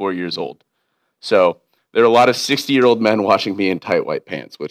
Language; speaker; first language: English; native; English